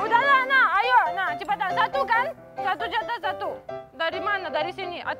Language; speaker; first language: Indonesian; non-native, learner; Russian